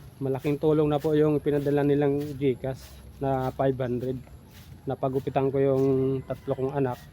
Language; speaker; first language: Filipino; non-native, local second language; Bikol